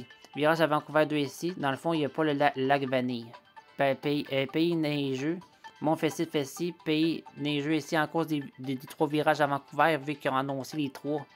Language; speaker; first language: French; native; French